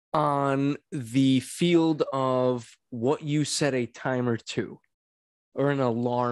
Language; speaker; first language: English; native; English